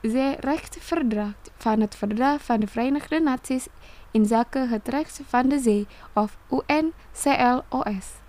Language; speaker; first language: Dutch; non-native, fluent; Indonesian